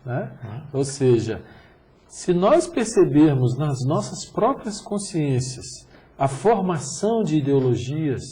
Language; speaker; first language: Portuguese; native; Portuguese